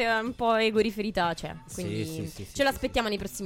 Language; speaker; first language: Italian; native; Italian